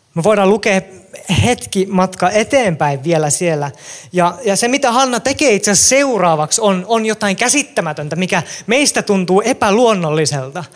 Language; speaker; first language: Finnish; native; Finnish